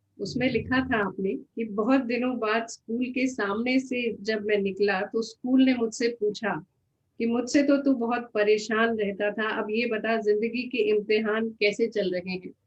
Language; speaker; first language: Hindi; native; Hindi